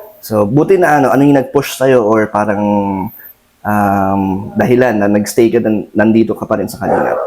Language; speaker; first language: Filipino; native; Filipino